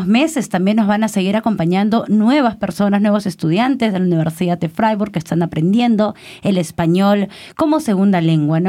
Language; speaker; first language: Spanish; native; Spanish